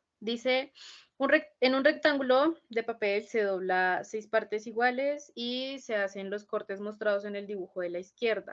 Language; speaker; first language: Spanish; native; Spanish